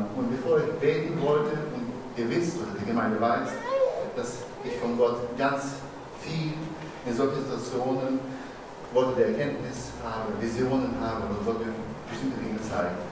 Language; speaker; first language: German; non-native, fluent; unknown